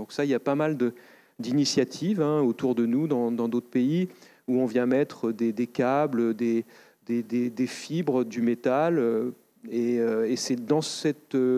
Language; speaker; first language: French; native; French